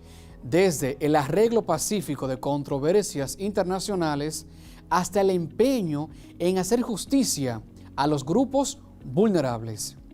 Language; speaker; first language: Spanish; native; Spanish